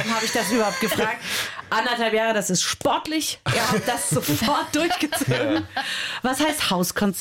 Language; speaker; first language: German; native; German